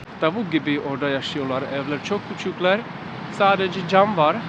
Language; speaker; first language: Turkish; non-native, learner; Czech